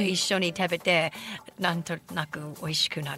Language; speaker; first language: Japanese; non-native, fluent; English